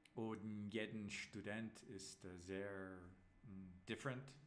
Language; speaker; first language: German; non-native, learner; English